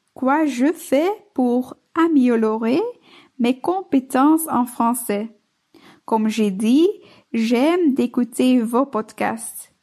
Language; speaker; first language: French; non-native, learner; Dutch